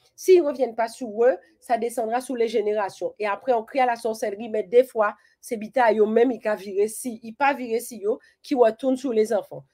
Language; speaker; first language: French; native; French